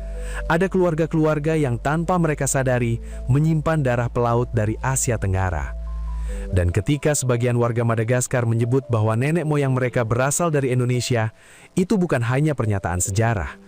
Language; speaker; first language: Indonesian; native; Indonesian